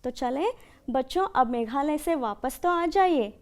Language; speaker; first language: Hindi; non-native, local second language; Kannada